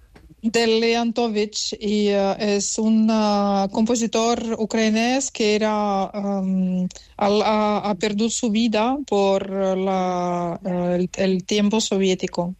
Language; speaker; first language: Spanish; non-native, learner; Ukrainian